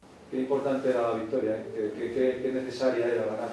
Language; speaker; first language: Spanish; native; Spanish